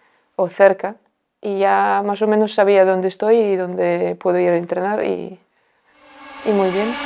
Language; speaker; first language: Spanish; non-native, fluent; Latvian